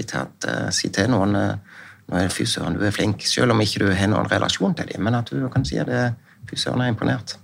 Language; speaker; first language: Norwegian; native; Norwegian